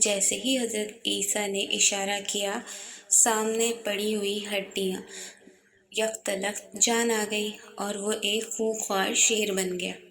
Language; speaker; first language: Urdu; native; Urdu